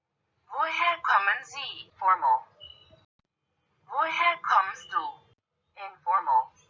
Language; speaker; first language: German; non-native, learner; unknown